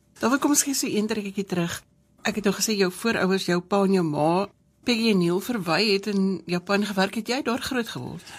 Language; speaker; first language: Afrikaans; native; Afrikaans